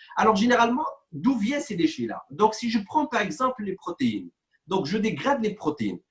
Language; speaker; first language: French; non-native, local second language; Arabic